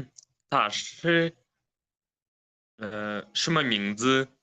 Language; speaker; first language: Chinese; non-native, learner; Kyrgyz